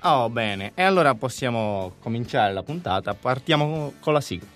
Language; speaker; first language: Italian; native; Italian